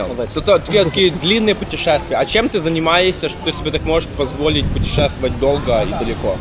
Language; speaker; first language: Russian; non-native, local second language; Ukrainian